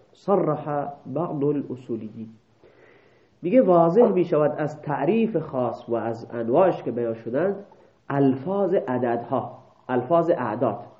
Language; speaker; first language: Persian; non-native, local second language; Baluchi